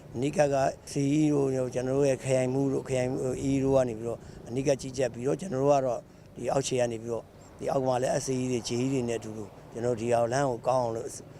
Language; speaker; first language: Burmese; native; Burmese